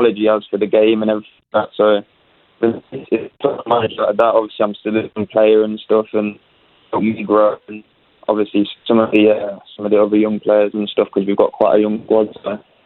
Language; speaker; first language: English; native; English